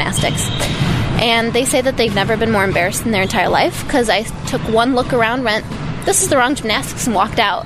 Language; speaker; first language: English; early bilingual, other home language; Russian